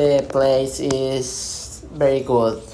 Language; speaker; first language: English; non-native, learner; Spanish